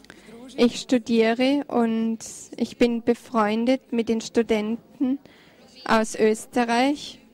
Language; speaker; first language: German; non-native, fluent; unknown